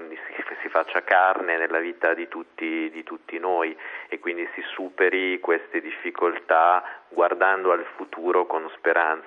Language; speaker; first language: Italian; native; Italian